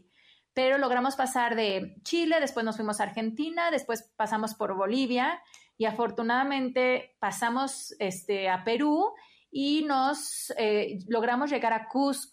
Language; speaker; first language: Spanish; native; Spanish